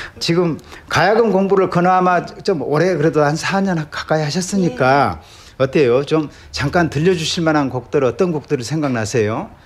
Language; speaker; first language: Korean; native; Korean